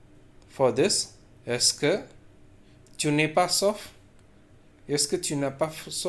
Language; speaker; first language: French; non-native, fluent; Tamil